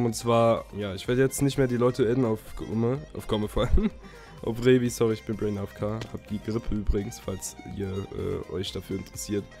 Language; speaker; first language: German; native; German